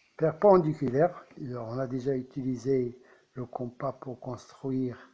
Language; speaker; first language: French; non-native, local second language; Arabic